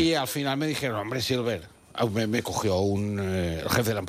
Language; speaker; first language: Spanish; native; Spanish